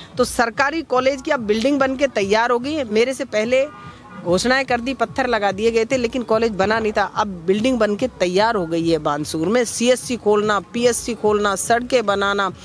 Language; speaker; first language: Hindi; native; Hindi